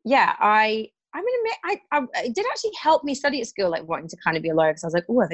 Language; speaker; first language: English; native; English